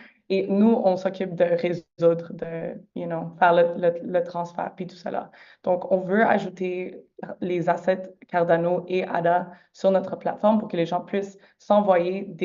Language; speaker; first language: French; non-native, fluent; English